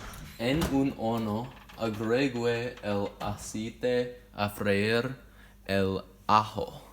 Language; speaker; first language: Spanish; non-native, learner; English